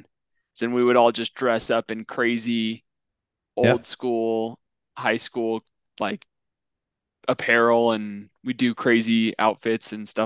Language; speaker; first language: English; native; English